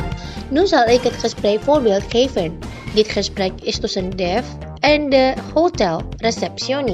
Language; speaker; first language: Dutch; non-native, fluent; Indonesian